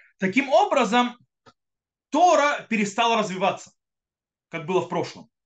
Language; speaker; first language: Russian; early bilingual, heritage; Russian